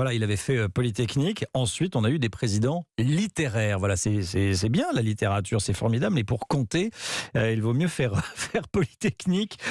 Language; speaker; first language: French; native; French